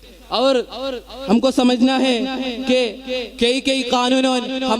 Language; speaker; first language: Hindi; non-native, local second language; Malayalam